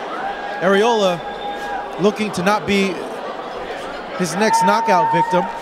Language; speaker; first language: English; native; English